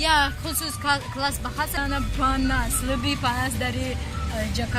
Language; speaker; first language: Indonesian; non-native, learner; Tajik